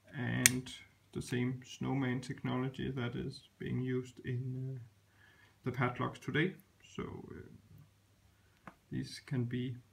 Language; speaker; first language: English; non-native, fluent; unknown